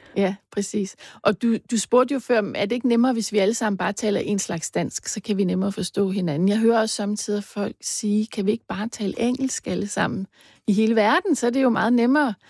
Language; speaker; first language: Danish; native; Danish